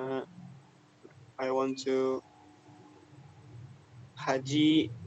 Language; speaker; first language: English; non-native, learner; Indonesian